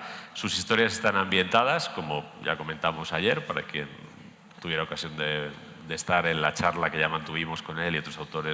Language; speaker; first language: Spanish; native; Spanish